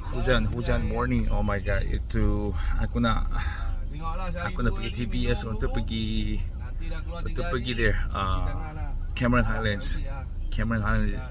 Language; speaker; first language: Malay; non-native, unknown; Korean